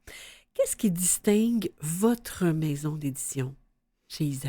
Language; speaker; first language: French; native; French